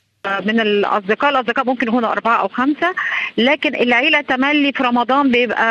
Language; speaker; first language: Arabic; native; Arabic